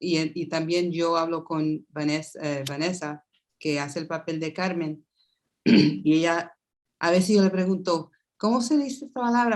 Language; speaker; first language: Spanish; early bilingual, heritage; English